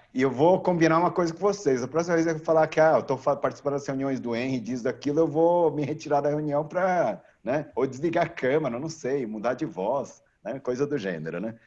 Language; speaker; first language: Portuguese; native; Portuguese